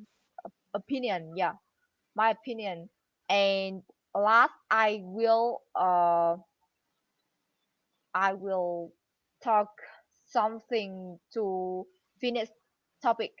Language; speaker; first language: English; non-native, learner; Vietnamese